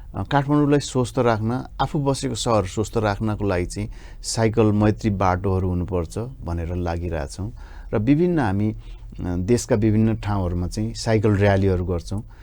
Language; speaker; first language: Nepali; native; Nepali